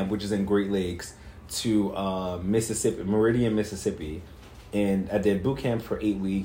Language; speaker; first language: English; native; English